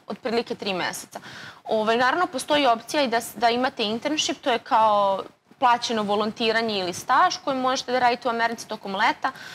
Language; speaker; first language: Serbian; native; Serbian